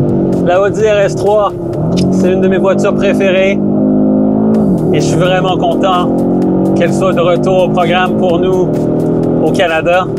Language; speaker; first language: French; native; French